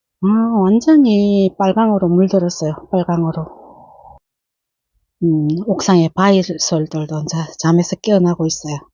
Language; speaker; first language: Korean; native; Korean